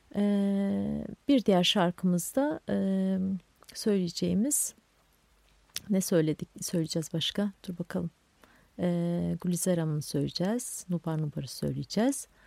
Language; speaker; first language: Turkish; non-native, local second language; Kurdish